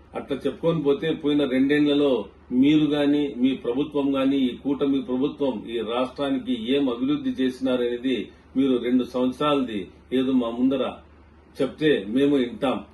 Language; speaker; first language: Telugu; non-native, local second language; Urdu